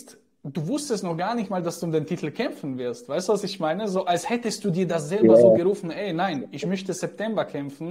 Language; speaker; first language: German; native; German